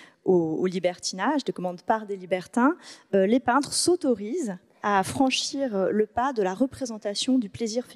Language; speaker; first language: French; native; French